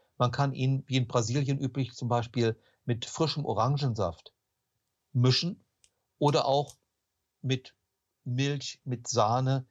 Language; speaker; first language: German; native; German